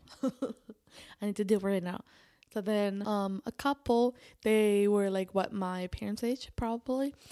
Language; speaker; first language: English; non-native, fluent; Spanish